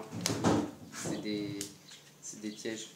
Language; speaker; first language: French; native; French